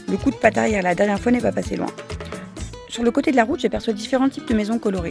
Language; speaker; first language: French; native; French